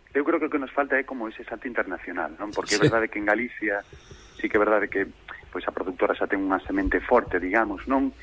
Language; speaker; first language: Galician; native; Galician